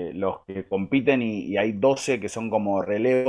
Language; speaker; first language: Spanish; native; Spanish